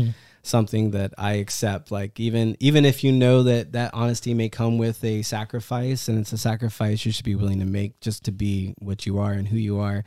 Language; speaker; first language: English; native; English